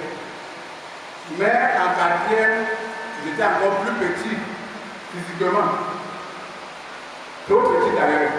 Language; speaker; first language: French; non-native, local second language; Basaa